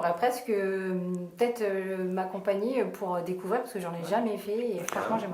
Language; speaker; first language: French; native; French